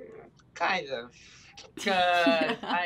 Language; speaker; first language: English; non-native, learner; Portuguese